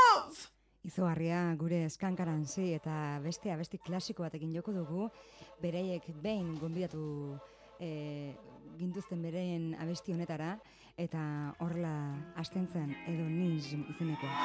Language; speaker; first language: Basque; native; Basque